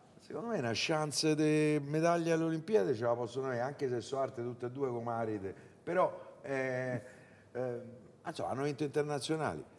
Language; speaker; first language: Italian; native; Italian